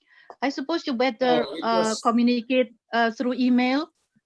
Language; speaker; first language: English; non-native, fluent; Indonesian